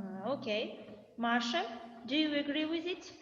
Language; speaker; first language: English; non-native, fluent; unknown